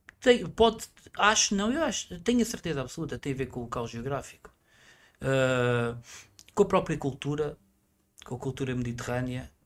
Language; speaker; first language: Portuguese; native; Portuguese